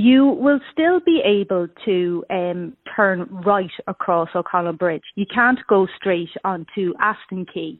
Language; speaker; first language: English; native; English